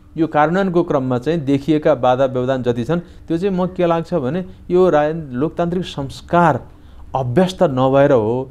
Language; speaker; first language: Nepali; native; Nepali